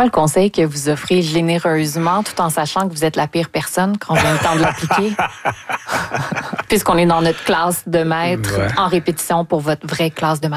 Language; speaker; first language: French; native; French